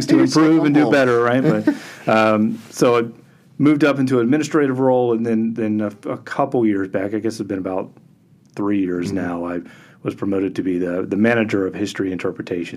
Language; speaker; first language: English; native; English